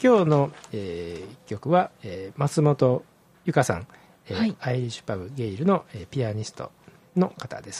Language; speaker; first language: Japanese; native; Japanese